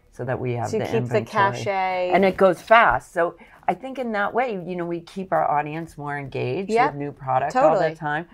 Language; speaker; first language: English; native; English